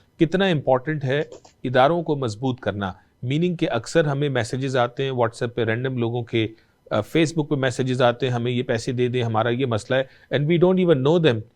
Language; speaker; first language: Urdu; native; Urdu